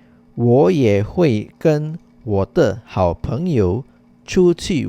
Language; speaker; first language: Chinese; non-native, fluent; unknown